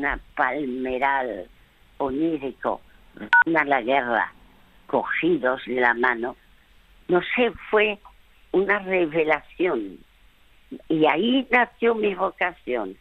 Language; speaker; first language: Spanish; early bilingual, other home language; French